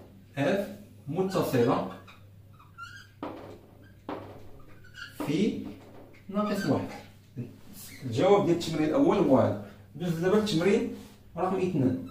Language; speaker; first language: Arabic; native; Arabic